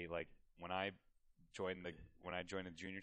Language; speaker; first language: English; native; English